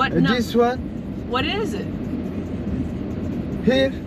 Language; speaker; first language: English; non-native, learner; Turkish